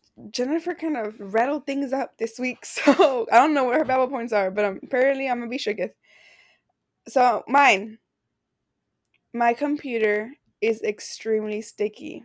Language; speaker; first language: English; early bilingual, other home language; Spanish